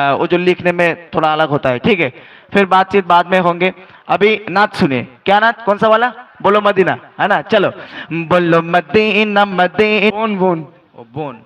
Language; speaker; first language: Hindi; non-native, learner; Bangla